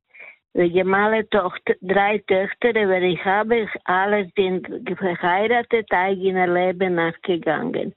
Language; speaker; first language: German; non-native, learner; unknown